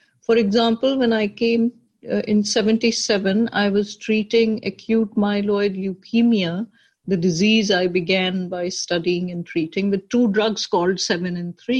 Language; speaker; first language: English; non-native, local second language; Urdu